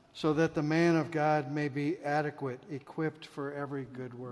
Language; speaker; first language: English; native; English